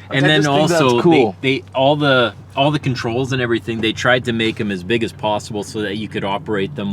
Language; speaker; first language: English; native; English